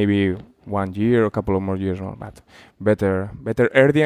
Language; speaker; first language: English; non-native, fluent; Spanish